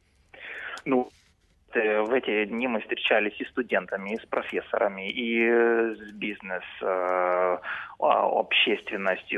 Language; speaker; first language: Russian; non-native, fluent; Lithuanian